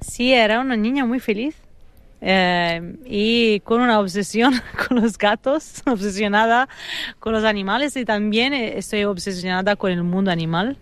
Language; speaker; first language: Spanish; non-native, fluent; Italian